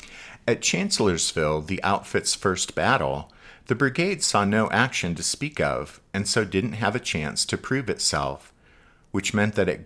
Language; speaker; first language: English; native; English